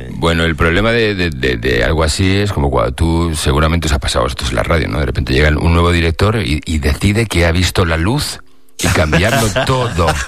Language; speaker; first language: Spanish; native; Spanish